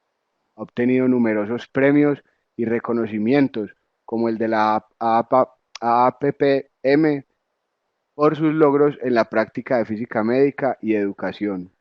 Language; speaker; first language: Spanish; native; Spanish